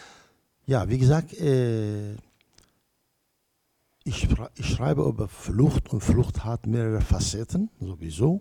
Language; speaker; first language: German; non-native, learner; Kurdish